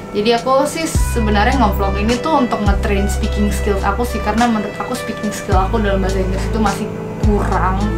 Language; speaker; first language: Indonesian; non-native, local second language; English